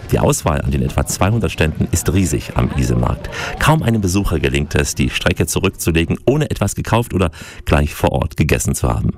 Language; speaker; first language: German; native; German